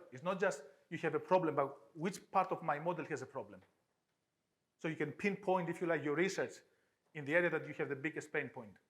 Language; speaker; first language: English; non-native, fluent; Greek